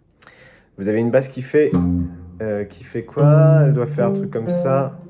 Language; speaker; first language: French; native; French